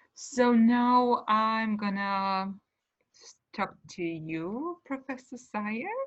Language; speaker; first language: English; non-native, fluent; Georgian